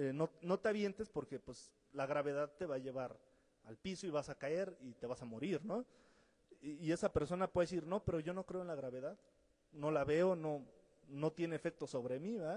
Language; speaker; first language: Spanish; native; Spanish